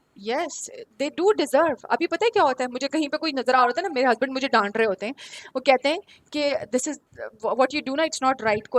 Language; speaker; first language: Urdu; native; Urdu